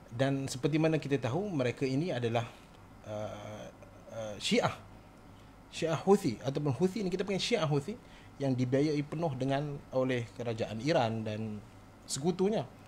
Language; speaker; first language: Malay; native; Malay